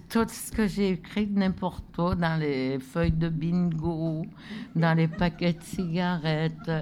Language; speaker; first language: French; non-native, local second language; Innu-aimun